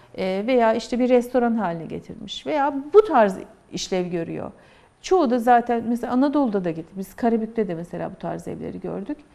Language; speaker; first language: Turkish; native; Turkish